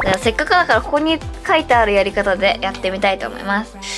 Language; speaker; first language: Japanese; native; Japanese